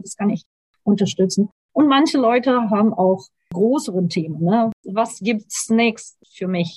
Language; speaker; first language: German; non-native, fluent; Portuguese